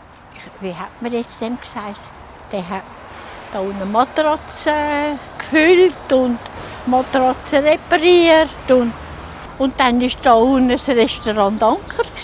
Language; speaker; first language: German; native; German